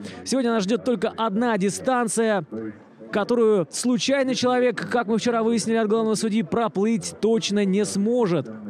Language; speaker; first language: Russian; native; Russian